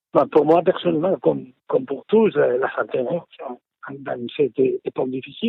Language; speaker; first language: French; non-native, fluent; Spanish